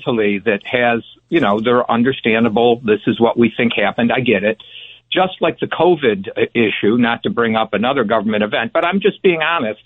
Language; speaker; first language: English; native; English